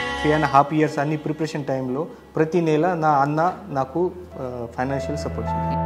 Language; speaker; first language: Telugu; non-native, learner; Marathi